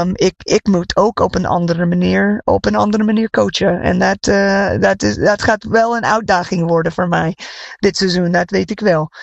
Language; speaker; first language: Dutch; non-native, fluent; English